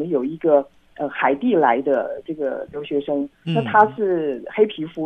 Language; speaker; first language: Chinese; native; Chinese